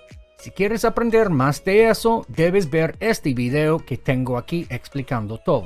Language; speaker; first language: Spanish; non-native, fluent; English